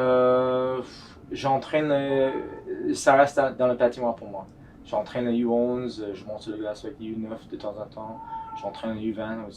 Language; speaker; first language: French; non-native, fluent; English